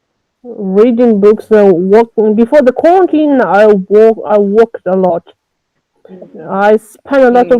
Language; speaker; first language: English; non-native, learner; French